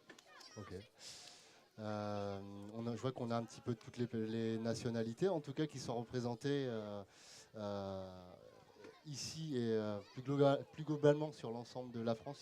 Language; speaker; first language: French; native; French